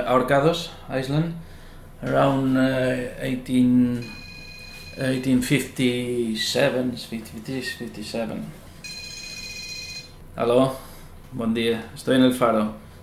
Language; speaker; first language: English; non-native, learner; Spanish